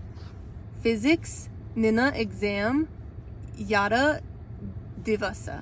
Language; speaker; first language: Kannada; non-native, learner; English